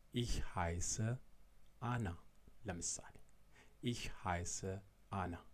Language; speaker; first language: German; non-native, fluent; Amharic